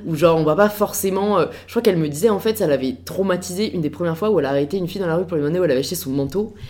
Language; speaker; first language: French; native; French